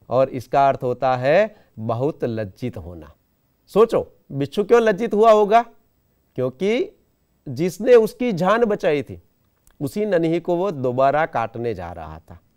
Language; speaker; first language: Hindi; non-native, local second language; Gujarati